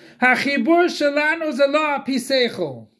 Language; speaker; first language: Hebrew; non-native, fluent; English